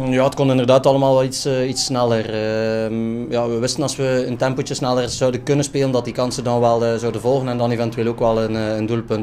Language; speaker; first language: Dutch; native; Dutch